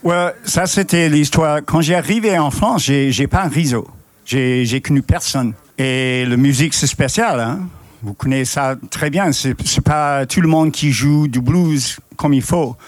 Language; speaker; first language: French; non-native, fluent; English